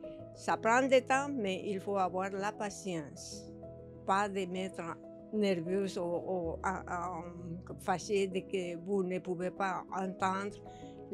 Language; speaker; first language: French; early bilingual, other home language; Spanish